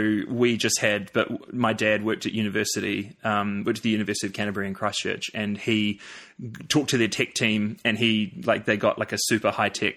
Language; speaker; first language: English; native; English